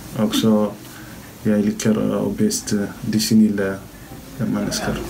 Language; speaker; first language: Norwegian; non-native, learner; Tigrinya